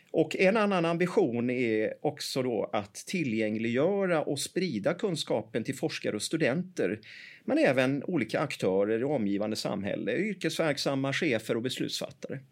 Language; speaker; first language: Swedish; early bilingual, other home language; Persian